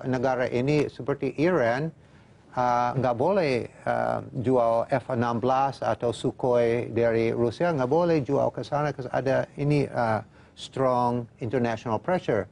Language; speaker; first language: Indonesian; non-native, fluent; English